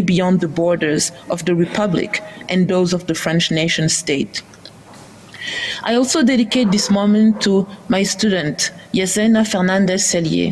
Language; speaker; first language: English; non-native, fluent; Wolof